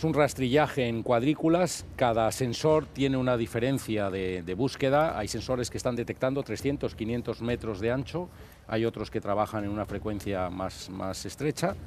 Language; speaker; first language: Spanish; native; Spanish